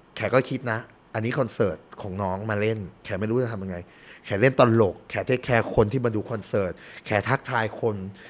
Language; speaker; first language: Thai; early bilingual, heritage; Thai